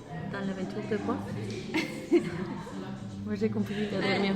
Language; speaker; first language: French; non-native, learner; Spanish